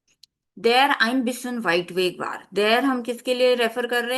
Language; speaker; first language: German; non-native, fluent; Hindi